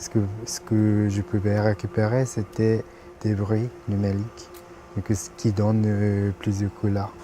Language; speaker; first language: French; non-native, fluent; Japanese